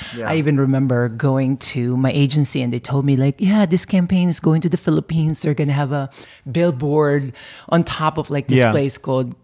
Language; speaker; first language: English; non-native, local second language; Filipino